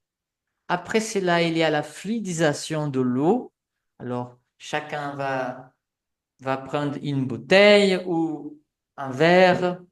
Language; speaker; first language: French; non-native, fluent; Portuguese